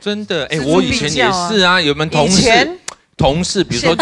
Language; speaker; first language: Chinese; native; Chinese